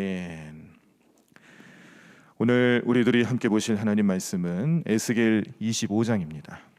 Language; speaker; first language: Korean; native; Korean